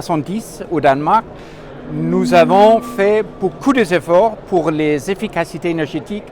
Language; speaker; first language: French; non-native, fluent; Danish